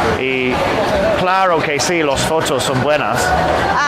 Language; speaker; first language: Spanish; non-native, learner; English